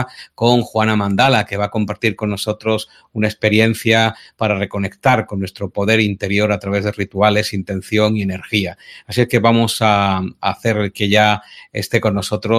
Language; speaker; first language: Spanish; native; Spanish